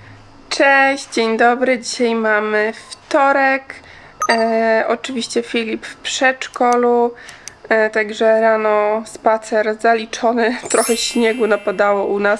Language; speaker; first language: Polish; native; Polish